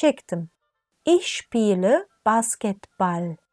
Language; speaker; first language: German; non-native, fluent; Turkish